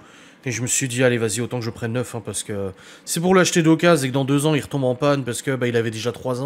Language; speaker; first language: French; native; French